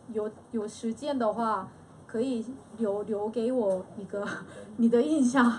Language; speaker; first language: Chinese; non-native, fluent; Korean